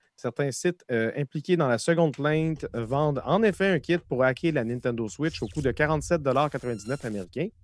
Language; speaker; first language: French; native; French